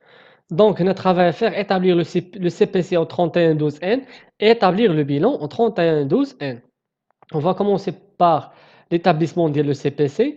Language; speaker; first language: French; non-native, local second language; Arabic